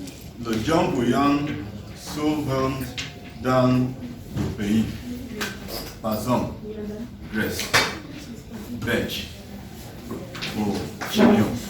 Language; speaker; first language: French; non-native, learner; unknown